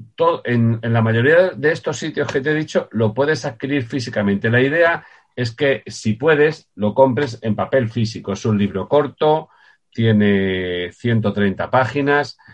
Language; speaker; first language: Spanish; native; Spanish